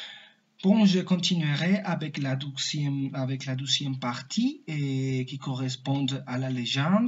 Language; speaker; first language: French; non-native, learner; Spanish